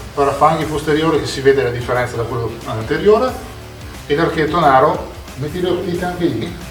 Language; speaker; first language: Italian; native; Italian